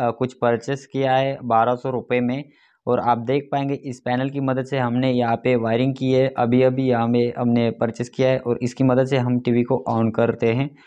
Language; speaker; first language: Hindi; non-native, local second language; Marathi